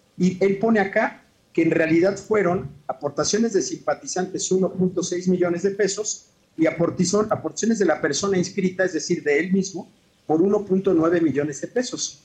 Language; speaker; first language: Spanish; native; Spanish